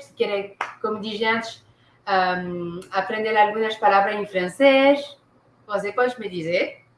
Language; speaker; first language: Portuguese; non-native, learner; French